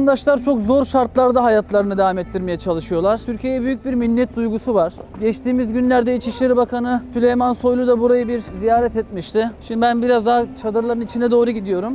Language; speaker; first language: Turkish; native; Turkish